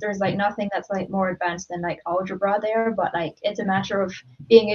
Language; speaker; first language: English; non-native, local second language; Cantonese